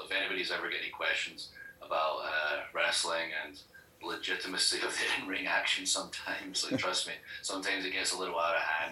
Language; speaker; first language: English; native; English